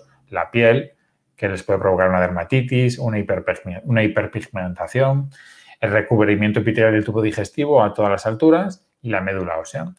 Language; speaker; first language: Spanish; native; Spanish